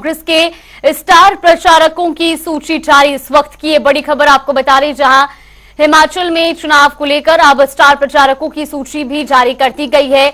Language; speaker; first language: Hindi; native; Hindi